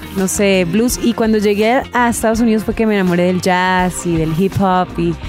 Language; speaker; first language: Spanish; native; Spanish